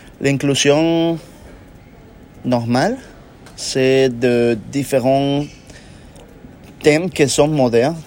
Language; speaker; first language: French; non-native, learner; Spanish